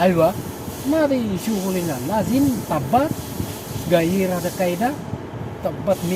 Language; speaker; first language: Arabic; non-native, learner; Filipino